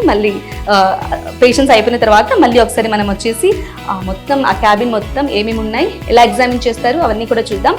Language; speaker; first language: Telugu; native; Telugu